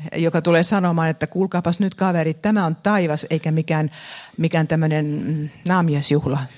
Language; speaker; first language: Finnish; native; Finnish